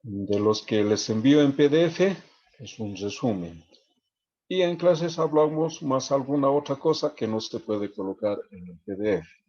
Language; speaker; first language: Spanish; native; Spanish